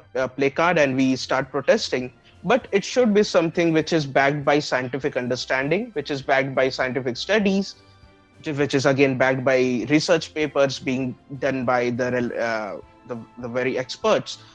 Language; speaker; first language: English; non-native, local second language; Bangla